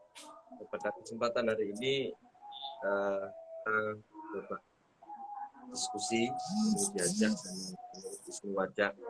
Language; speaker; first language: Indonesian; non-native, local second language; Javanese